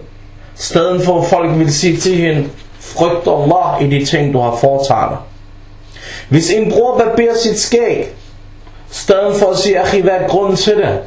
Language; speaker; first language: Danish; early bilingual, other home language; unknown